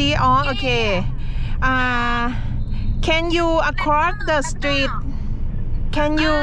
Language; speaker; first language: English; non-native, learner; Thai